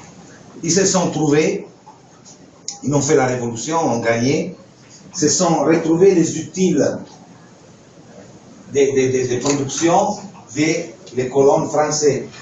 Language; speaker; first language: French; non-native, fluent; Italian